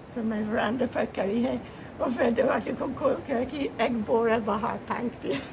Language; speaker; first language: Hindi; non-native, fluent; English